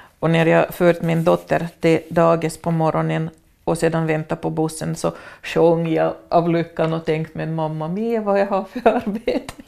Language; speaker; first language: Swedish; non-native, fluent; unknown